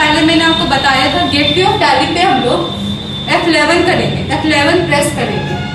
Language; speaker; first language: Hindi; native; Hindi